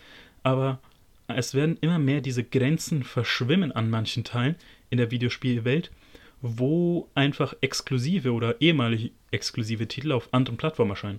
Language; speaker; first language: German; native; German